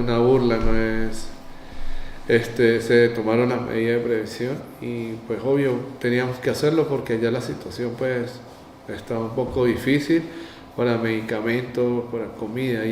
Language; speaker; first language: Spanish; native; Spanish